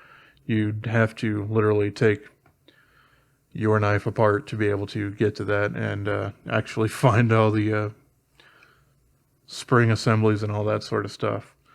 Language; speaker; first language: English; native; English